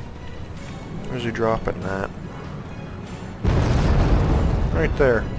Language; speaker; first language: English; native; English